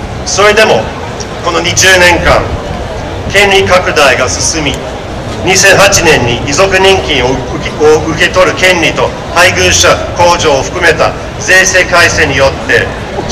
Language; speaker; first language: Japanese; non-native, fluent; English